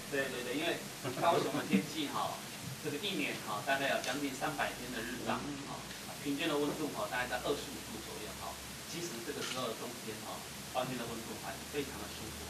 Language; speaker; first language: Chinese; native; Chinese